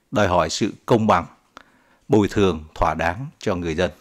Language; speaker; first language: Vietnamese; native; Vietnamese